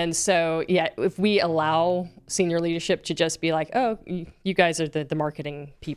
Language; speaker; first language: English; native; English